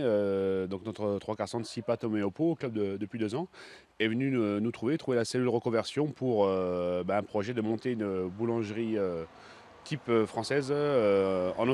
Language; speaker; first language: French; native; French